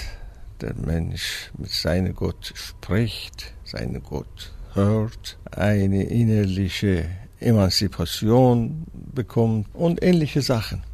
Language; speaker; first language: German; non-native, fluent; Persian